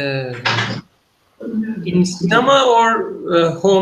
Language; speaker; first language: English; non-native, learner; Turkish